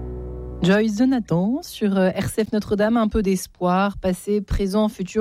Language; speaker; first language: French; native; French